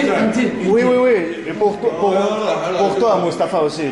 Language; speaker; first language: French; non-native, learner; Spanish